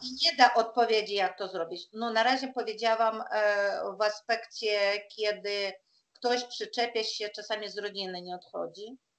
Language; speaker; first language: Polish; non-native, fluent; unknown